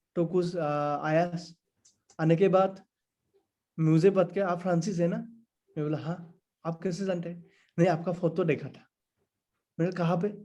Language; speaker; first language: Hindi; non-native, local second language; Assamese